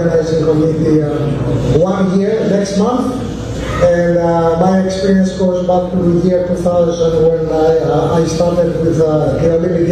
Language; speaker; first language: English; non-native, fluent; Greek